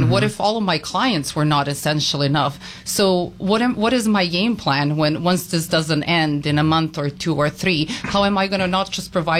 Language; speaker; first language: English; non-native, fluent; Serbian